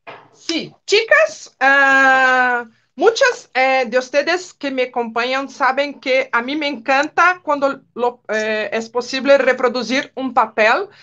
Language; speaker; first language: Spanish; non-native, fluent; Portuguese